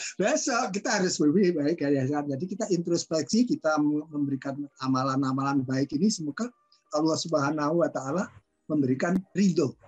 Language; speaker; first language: Indonesian; non-native, local second language; Javanese